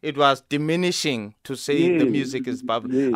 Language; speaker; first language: English; non-native, local second language; Zulu